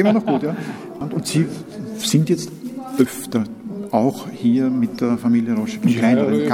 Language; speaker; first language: German; native; German